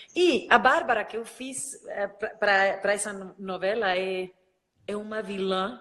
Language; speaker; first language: Portuguese; non-native, fluent; Spanish